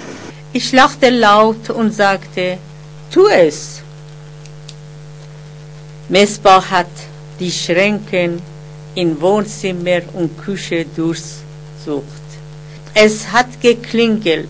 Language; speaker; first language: German; non-native, learner; Persian